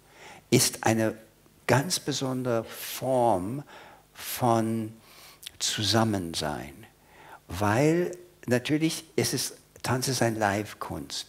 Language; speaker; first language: German; non-native, fluent; English